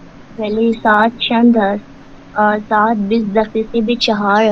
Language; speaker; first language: Persian; non-native, learner; Urdu